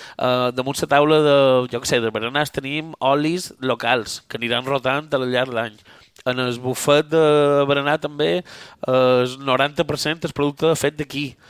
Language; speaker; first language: Catalan; native; Catalan